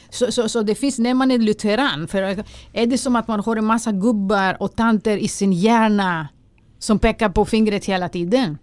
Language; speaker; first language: Swedish; non-native, fluent; Greek